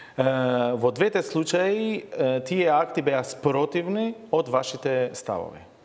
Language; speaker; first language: Macedonian; non-native, local second language; Albanian